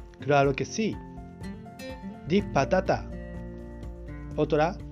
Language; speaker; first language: Spanish; non-native, fluent; Japanese